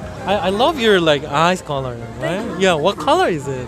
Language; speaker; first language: English; non-native, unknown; Korean